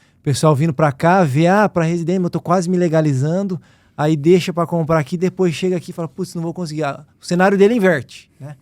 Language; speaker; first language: Portuguese; native; Portuguese